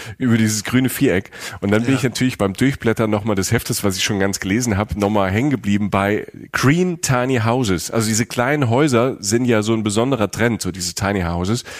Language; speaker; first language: German; native; German